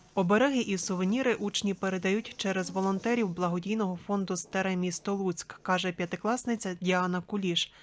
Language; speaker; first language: Ukrainian; native; Ukrainian